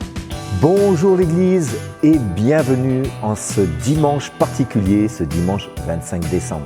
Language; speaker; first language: French; native; French